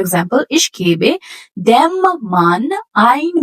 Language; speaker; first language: German; non-native, fluent; Urdu